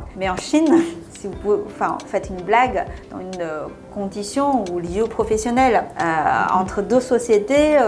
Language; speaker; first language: French; non-native, fluent; Chinese